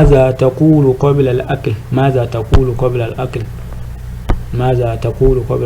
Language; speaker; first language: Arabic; non-native, fluent; French